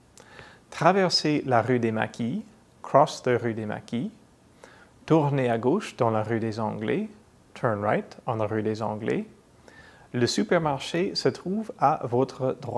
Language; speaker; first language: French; non-native, fluent; English